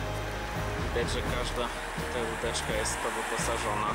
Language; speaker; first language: Polish; native; Polish